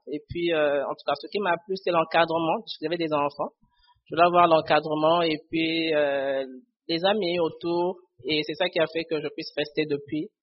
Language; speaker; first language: French; non-native, local second language; Lingala